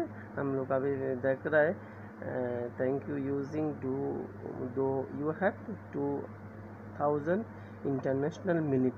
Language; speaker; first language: Hindi; non-native, learner; Bangla